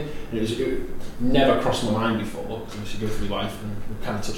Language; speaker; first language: English; native; English